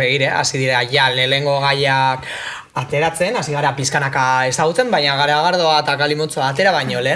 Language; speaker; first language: Basque; native; Basque